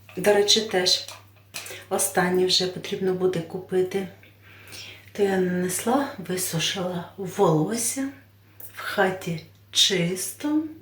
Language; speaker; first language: Ukrainian; native; Ukrainian